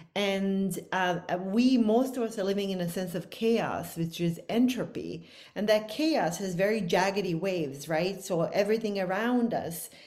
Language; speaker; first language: English; non-native, fluent; Bosnian